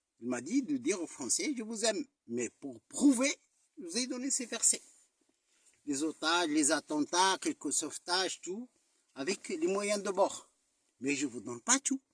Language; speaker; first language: French; non-native, local second language; Arabic